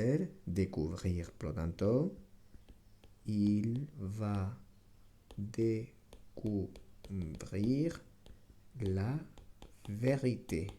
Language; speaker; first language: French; non-native, fluent; Spanish